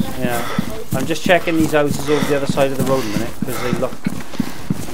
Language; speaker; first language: English; native; English